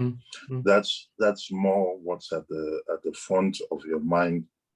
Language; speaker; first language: English; non-native, local second language; Yoruba